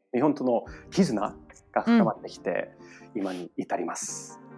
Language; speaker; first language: Japanese; non-native, fluent; English